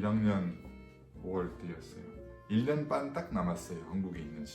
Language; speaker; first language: Korean; non-native, fluent; French